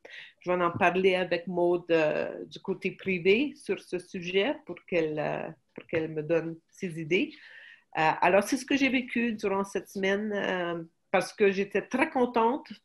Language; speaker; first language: French; non-native, fluent; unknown